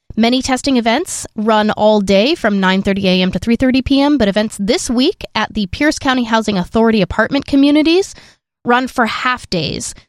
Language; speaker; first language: English; native; English